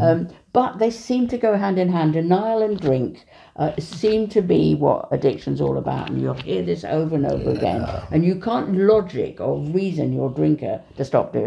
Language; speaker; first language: English; native; English